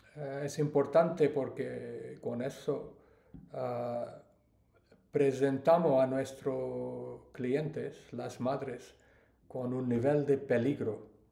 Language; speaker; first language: Spanish; non-native, learner; English